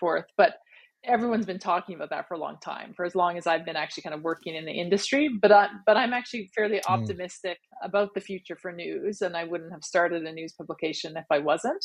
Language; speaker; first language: English; native; English